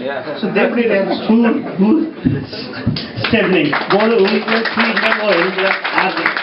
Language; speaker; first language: Norwegian; non-native, fluent; Tamil